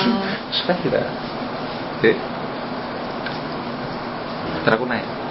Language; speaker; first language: Japanese; non-native, learner; Indonesian